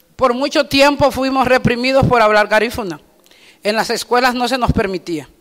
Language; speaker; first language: Spanish; native; Spanish